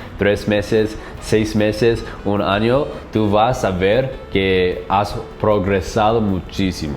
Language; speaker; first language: Spanish; non-native, learner; English